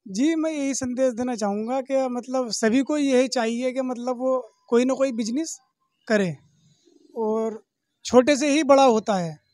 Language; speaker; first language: Hindi; native; Hindi